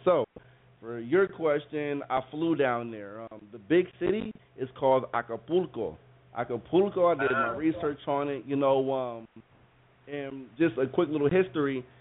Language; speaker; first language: English; native; English